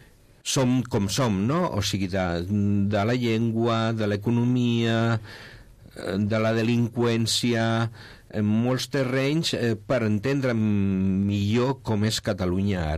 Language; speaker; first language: Catalan; non-native, local second language; Spanish